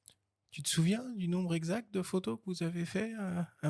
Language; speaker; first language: French; native; French